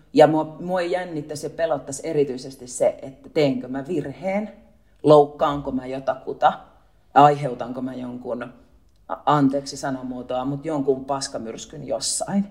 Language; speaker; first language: Finnish; native; Finnish